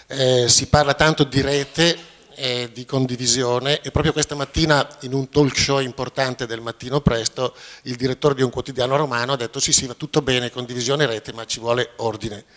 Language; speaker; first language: Italian; native; Italian